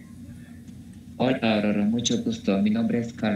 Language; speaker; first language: Spanish; non-native, learner; Turkish